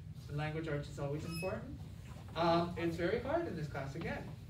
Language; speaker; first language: English; native; English